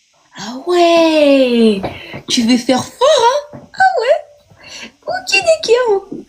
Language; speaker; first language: French; native; French